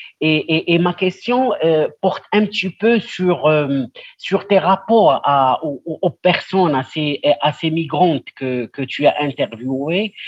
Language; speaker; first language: French; non-native, local second language; Arabic